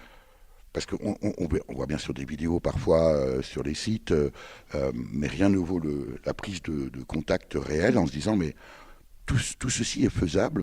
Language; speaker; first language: French; native; French